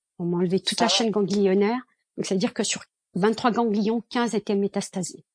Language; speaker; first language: French; early bilingual, other home language; Kabyle